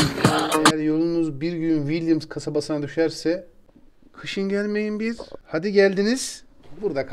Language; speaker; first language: Turkish; native; Turkish